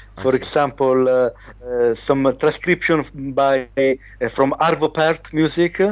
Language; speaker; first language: English; non-native, learner; Italian